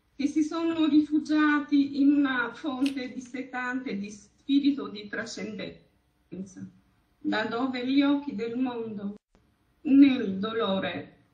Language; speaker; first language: Italian; non-native, fluent; Albanian